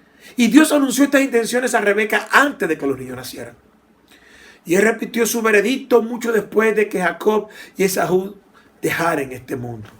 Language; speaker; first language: Spanish; native; Spanish